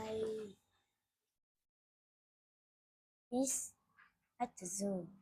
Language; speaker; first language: English; non-native, learner; Vietnamese